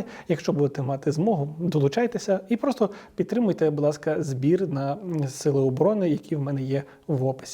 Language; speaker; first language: Ukrainian; native; Ukrainian